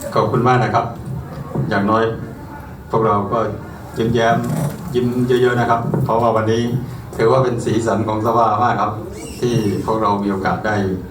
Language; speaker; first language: Thai; native; Thai